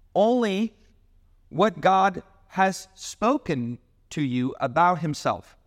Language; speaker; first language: English; native; English